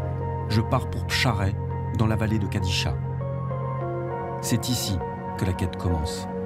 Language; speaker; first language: French; native; French